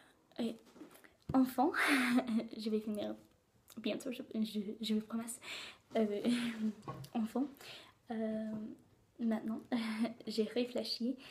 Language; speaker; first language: French; non-native, learner; English